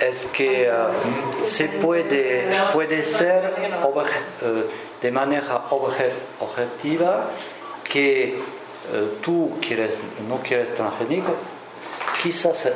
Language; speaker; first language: Spanish; non-native, fluent; French